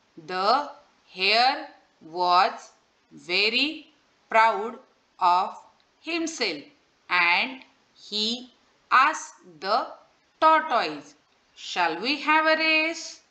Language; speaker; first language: English; non-native, local second language; Marathi